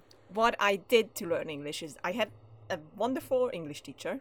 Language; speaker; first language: English; non-native, fluent; Hungarian